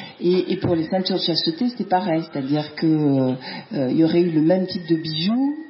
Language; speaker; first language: French; native; French